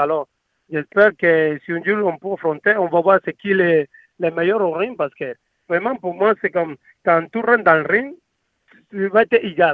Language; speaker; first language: French; non-native, learner; Spanish